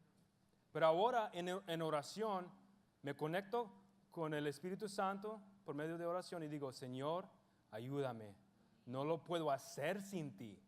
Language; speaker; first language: Spanish; early bilingual, heritage; English